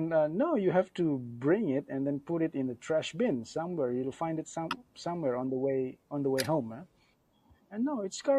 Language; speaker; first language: English; non-native, fluent; Indonesian